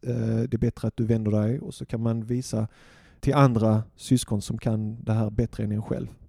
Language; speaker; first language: Swedish; early bilingual, other home language; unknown